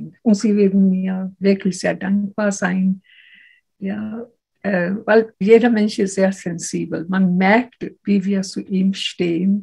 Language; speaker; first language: German; non-native, fluent; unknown